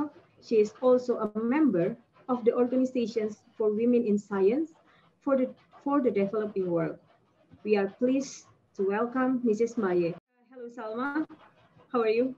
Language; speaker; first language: English; non-native, fluent; Indonesian